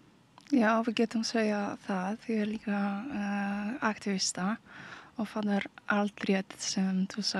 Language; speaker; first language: Icelandic; non-native, learner; Polish